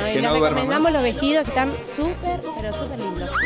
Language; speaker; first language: Spanish; native; Spanish